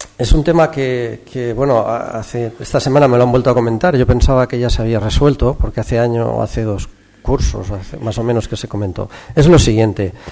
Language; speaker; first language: Spanish; non-native, local second language; Catalan